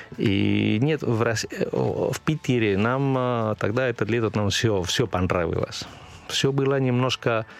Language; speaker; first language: Russian; non-native, fluent; Spanish